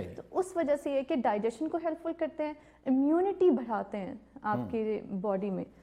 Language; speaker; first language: Urdu; native; Urdu